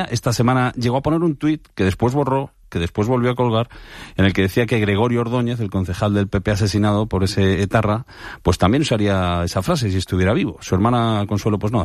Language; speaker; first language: Spanish; native; Spanish